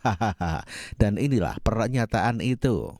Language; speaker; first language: Indonesian; native; Indonesian